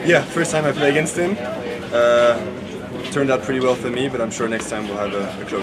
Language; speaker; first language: English; non-native, fluent; French